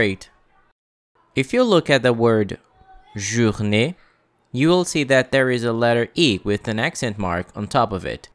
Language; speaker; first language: English; non-native, fluent; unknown